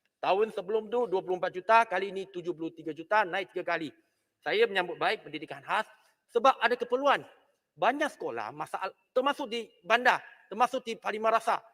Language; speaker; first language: Malay; non-native, local second language; Chinese